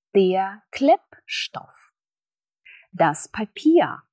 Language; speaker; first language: German; non-native, fluent; Russian